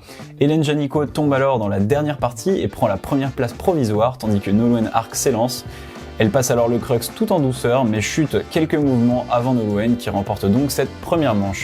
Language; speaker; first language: French; native; French